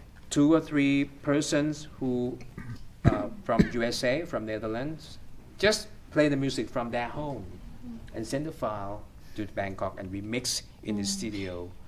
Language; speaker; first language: English; non-native, fluent; Thai